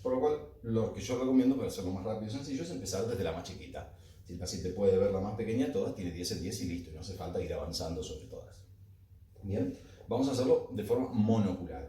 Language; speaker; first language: Spanish; native; Spanish